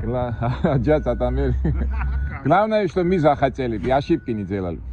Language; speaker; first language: Russian; non-native, fluent; Georgian